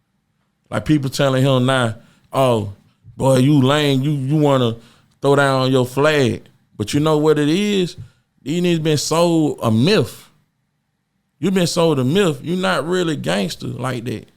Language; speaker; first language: English; native; English